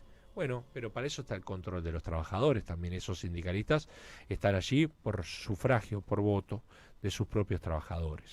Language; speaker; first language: Spanish; native; Spanish